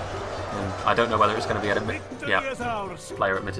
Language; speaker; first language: English; native; English